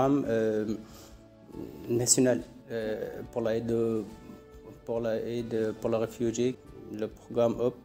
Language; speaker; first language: French; non-native, learner; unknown